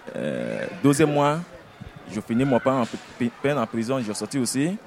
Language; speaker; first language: French; non-native, fluent; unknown